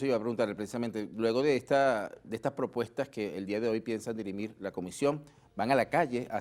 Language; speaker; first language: Spanish; native; Spanish